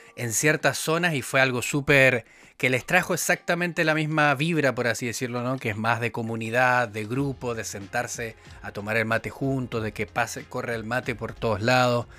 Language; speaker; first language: Spanish; native; Spanish